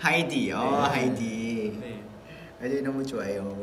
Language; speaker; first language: Korean; non-native, fluent; Vietnamese